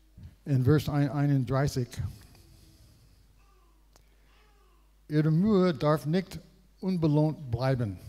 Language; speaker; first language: German; non-native, learner; English